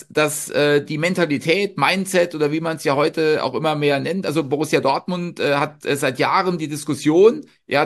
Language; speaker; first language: German; native; German